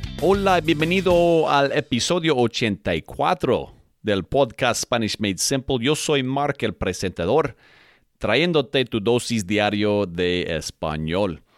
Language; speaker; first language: Spanish; non-native, fluent; English